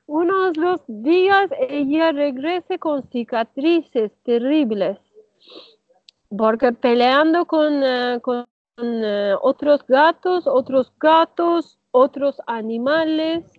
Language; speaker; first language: Spanish; non-native, learner; Turkish